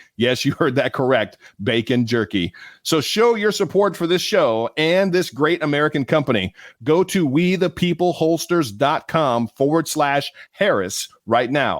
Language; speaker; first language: English; native; English